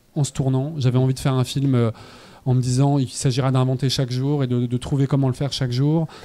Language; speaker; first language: French; native; French